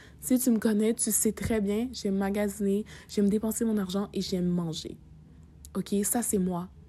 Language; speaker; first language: French; early bilingual, other home language; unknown